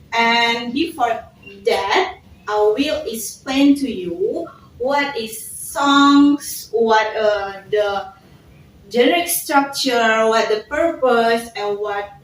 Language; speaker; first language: English; non-native, learner; Indonesian